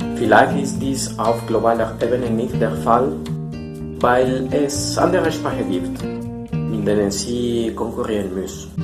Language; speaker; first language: German; non-native, fluent; Spanish